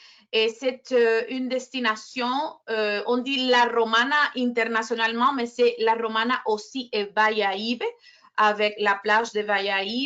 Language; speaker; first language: French; non-native, fluent; Spanish